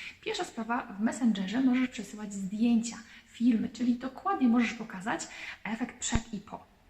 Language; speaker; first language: Polish; native; Polish